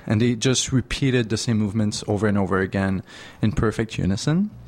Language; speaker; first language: English; native; English